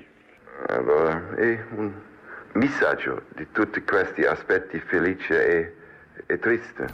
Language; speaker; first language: Italian; non-native, learner; French